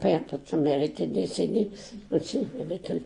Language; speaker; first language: French; non-native, local second language; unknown